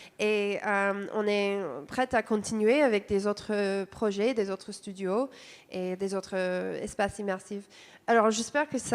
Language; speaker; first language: French; non-native, fluent; English